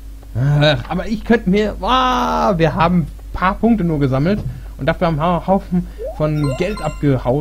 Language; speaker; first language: German; native; German